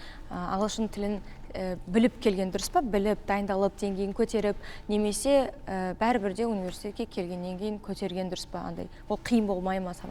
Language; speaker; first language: Kazakh; native; Kazakh